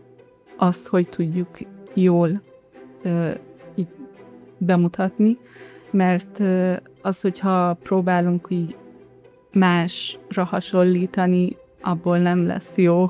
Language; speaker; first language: Hungarian; early bilingual, heritage; Hungarian